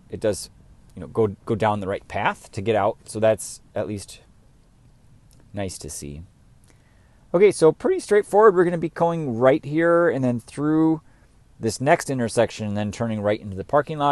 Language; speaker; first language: English; native; English